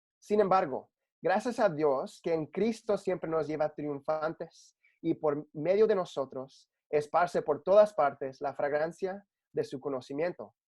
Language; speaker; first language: Spanish; early bilingual, heritage; Spanish